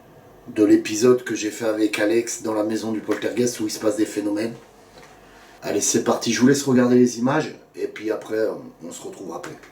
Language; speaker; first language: French; native; French